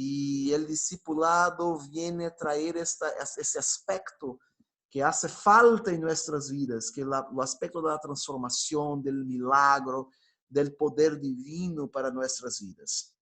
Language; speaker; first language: Spanish; non-native, fluent; Portuguese